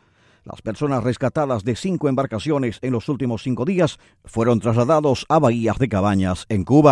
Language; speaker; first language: Spanish; native; Spanish